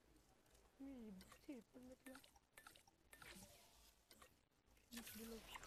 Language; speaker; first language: French; native; French